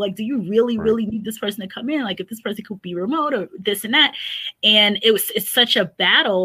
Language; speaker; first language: English; native; English